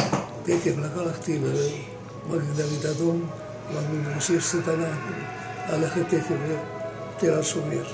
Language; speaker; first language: Hebrew; non-native, fluent; Romanian